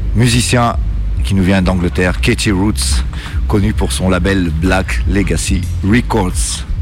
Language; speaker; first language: French; native; French